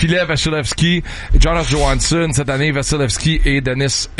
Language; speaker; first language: French; native; French